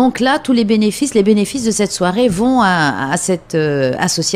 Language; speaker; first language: French; native; French